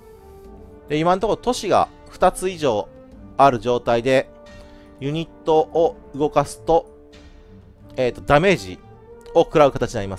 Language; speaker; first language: Japanese; native; Japanese